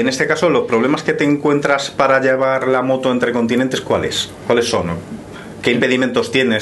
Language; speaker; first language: Spanish; native; Spanish